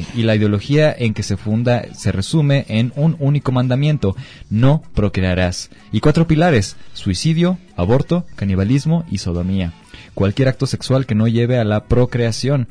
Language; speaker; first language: Spanish; native; Spanish